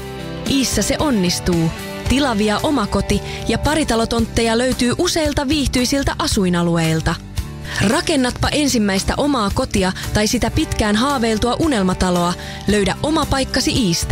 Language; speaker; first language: Finnish; native; Finnish